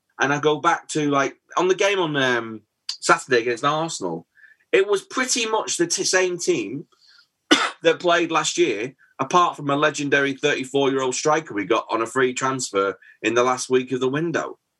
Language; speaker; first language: English; native; English